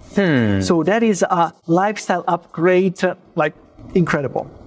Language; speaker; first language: English; non-native, fluent; Italian